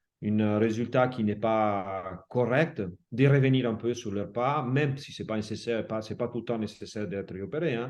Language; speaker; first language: French; non-native, fluent; Italian